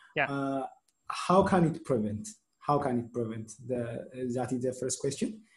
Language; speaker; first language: English; non-native, fluent; Amharic